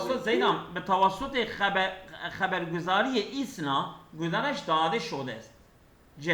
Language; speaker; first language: Persian; non-native, fluent; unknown